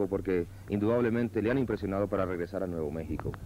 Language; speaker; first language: Spanish; native; Spanish